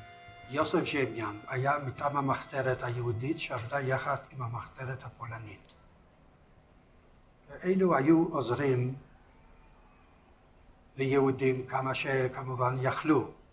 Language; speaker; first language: Hebrew; non-native, fluent; Yiddish